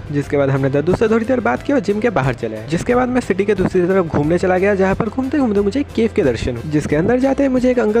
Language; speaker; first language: Hindi; native; Hindi